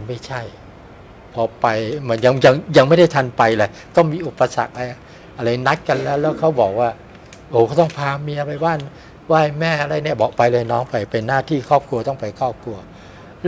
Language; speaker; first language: Thai; native; Thai